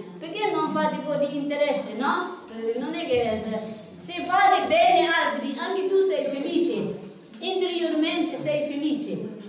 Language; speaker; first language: Italian; non-native, learner; Tibetan